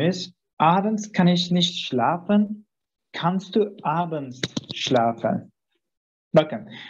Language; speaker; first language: German; non-native, learner; Turkish